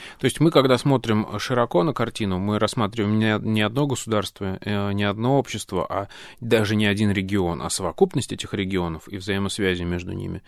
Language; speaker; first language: Russian; native; Russian